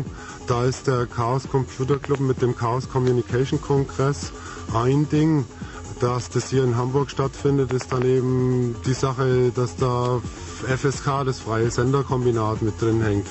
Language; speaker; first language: German; native; German